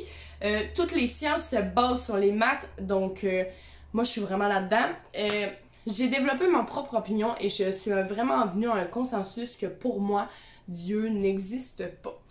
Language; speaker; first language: French; native; French